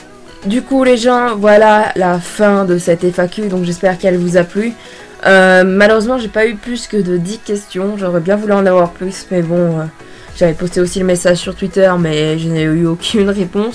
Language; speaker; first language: French; native; French